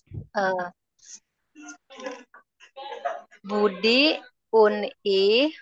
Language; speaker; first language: German; non-native, learner; Indonesian